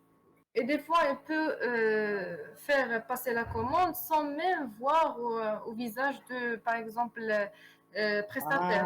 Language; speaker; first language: French; non-native, local second language; Arabic